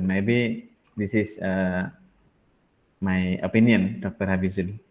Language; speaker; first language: English; non-native, learner; Indonesian